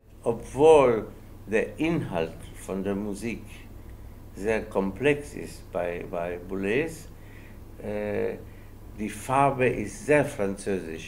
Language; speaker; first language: German; non-native, fluent; Spanish